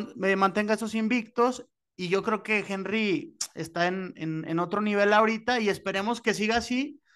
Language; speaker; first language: Spanish; native; Spanish